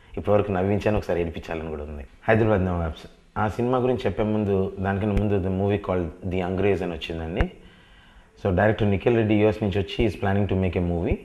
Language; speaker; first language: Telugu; native; Telugu